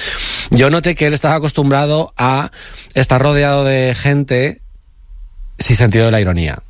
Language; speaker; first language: Spanish; native; Spanish